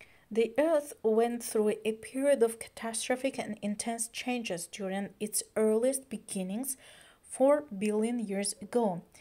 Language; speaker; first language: English; non-native, fluent; Azerbaijani